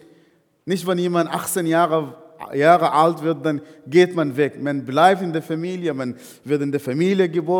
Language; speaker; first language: German; non-native, fluent; Arabic